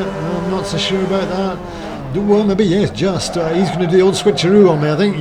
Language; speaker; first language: English; native; English